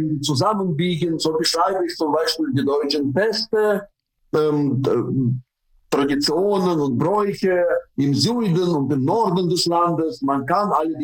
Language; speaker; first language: German; non-native, fluent; Russian